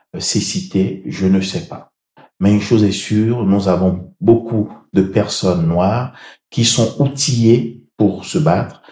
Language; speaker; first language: French; native; French